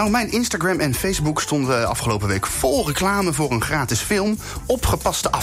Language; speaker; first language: Dutch; native; Dutch